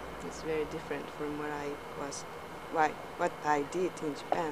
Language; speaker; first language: English; non-native, learner; Japanese